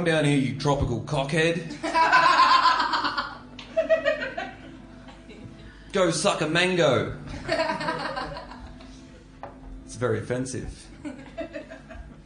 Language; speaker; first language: English; native; English